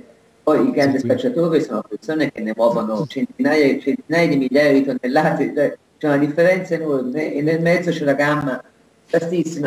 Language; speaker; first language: Italian; native; Italian